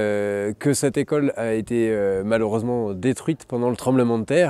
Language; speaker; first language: French; native; French